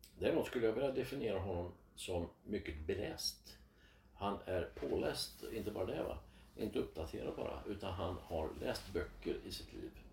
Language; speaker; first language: Swedish; native; Swedish